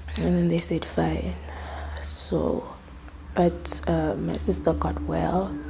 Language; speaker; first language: English; non-native, local second language; Southern Sotho